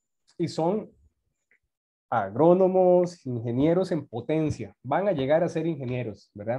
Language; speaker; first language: Spanish; native; Spanish